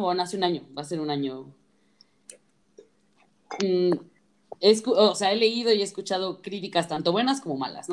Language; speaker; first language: Spanish; native; Spanish